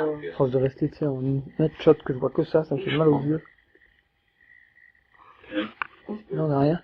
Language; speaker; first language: French; native; French